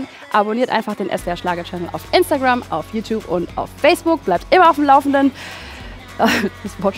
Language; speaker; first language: German; native; German